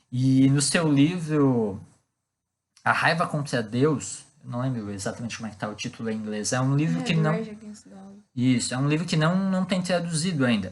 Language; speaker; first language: Portuguese; native; Portuguese